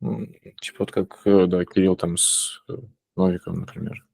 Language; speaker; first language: Russian; native; Russian